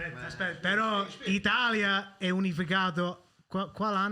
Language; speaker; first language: Italian; early bilingual, heritage; English